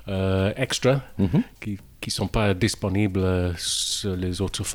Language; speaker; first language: French; non-native, learner; English